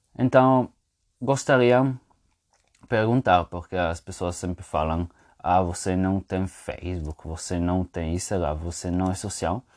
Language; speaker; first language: Portuguese; non-native, fluent; French